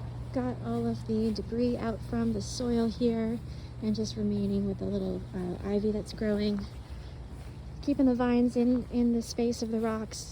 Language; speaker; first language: English; native; English